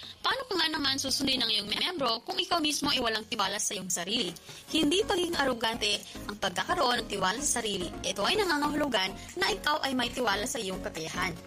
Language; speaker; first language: Filipino; non-native, local second language; Hiligaynon